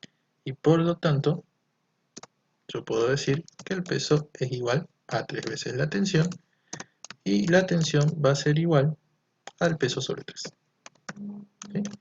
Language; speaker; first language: Spanish; native; Spanish